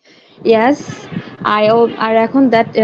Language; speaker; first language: English; non-native, learner; Bangla